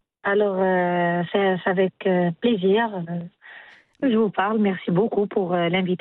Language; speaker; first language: French; non-native, local second language; Arabic